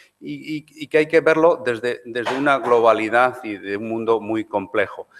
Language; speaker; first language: Spanish; non-native, local second language; Galician